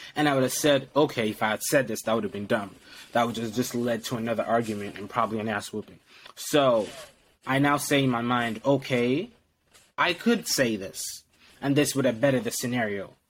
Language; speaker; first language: English; non-native, local second language; Yoruba